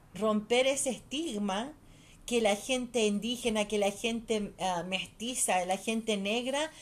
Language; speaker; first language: Spanish; early bilingual, heritage; Spanish